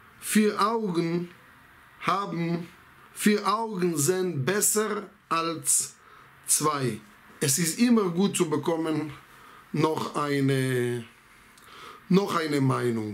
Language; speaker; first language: German; non-native, fluent; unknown